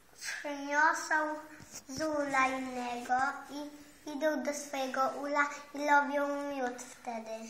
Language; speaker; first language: Polish; native; Polish